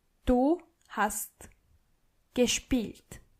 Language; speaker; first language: German; non-native, fluent; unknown